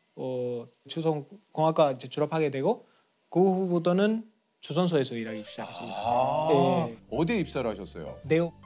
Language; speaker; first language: Korean; non-native, fluent; Spanish